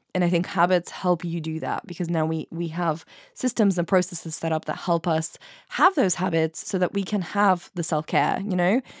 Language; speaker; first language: English; native; English